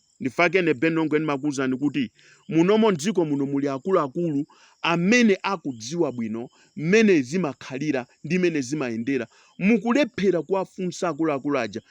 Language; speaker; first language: Nyanja; non-native, local second language; Tumbuka